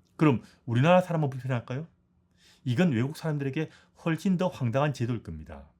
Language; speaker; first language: Korean; native; Korean